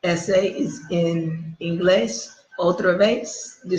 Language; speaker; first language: Spanish; non-native, learner; English